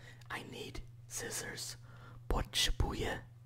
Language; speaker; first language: Polish; non-native, learner; English